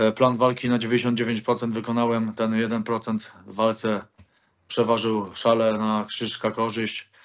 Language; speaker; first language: Polish; native; Polish